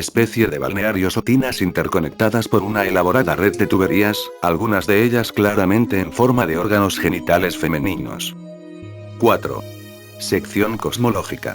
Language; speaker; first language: Spanish; native; Spanish